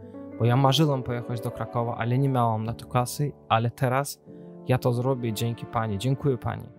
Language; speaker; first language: Polish; non-native, learner; Azerbaijani